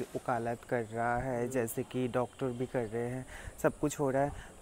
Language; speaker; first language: Hindi; non-native, local second language; Bangla